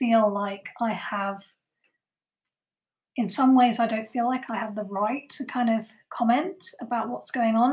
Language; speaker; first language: English; native; English